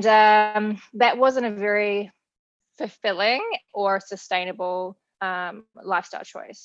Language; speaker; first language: English; native; English